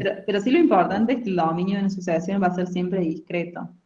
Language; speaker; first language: Spanish; native; Spanish